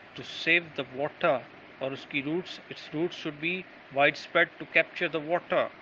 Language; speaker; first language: English; non-native, local second language; Urdu